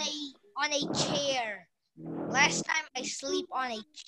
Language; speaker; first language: English; non-native, learner; Indonesian